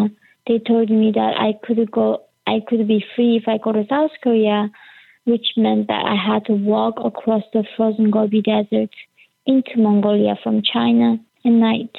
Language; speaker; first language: English; early bilingual, other home language; Korean